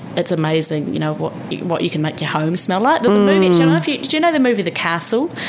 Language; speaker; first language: English; native; English